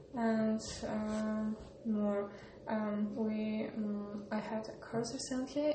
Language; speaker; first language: English; non-native, learner; Polish